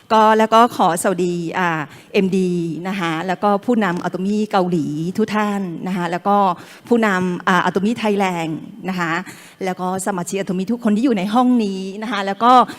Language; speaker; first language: Thai; non-native, local second language; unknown